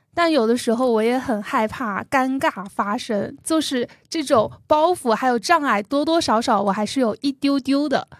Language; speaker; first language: Chinese; native; Chinese